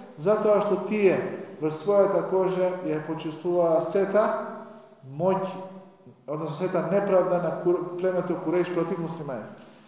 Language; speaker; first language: Macedonian; non-native, local second language; Albanian